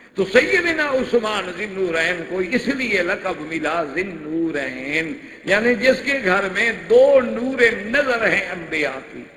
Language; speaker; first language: Urdu; non-native, local second language; Punjabi